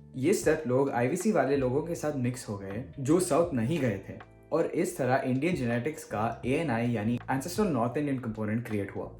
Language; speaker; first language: Hindi; early bilingual, heritage; Hindi